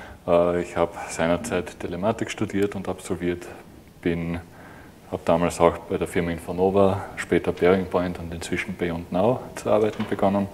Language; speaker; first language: German; native; German